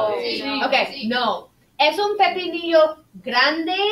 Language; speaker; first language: Spanish; non-native, fluent; English